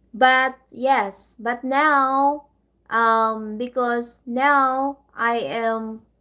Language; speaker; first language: English; non-native, local second language; Filipino